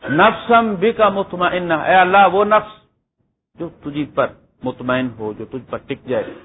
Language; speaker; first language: Urdu; non-native, local second language; Punjabi